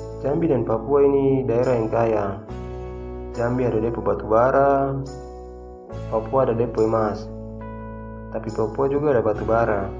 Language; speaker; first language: Indonesian; native; Indonesian